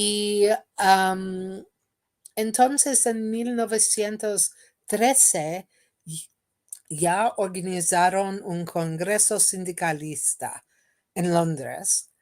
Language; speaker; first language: Spanish; non-native, fluent; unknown